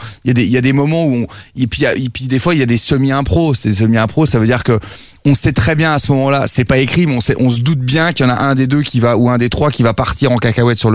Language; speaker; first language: French; native; French